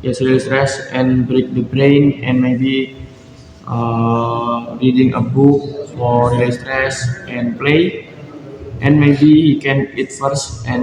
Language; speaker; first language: English; non-native, learner; Indonesian